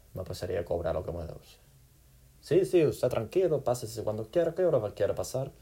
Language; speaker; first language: Spanish; non-native, local second language; Catalan